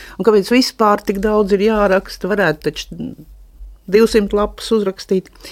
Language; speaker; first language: Latvian; native; Latvian